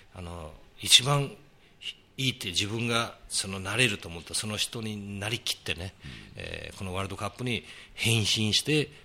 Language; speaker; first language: Japanese; early bilingual, heritage; Portuguese